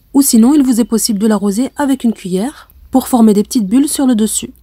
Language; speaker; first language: French; non-native, local second language; Arabic